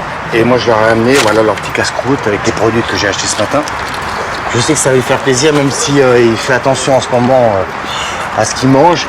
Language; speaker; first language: French; native; French